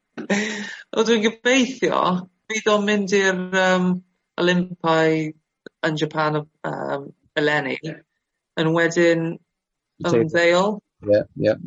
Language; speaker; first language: Welsh; non-native, local second language; English